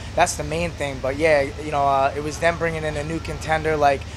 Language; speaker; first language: English; native; English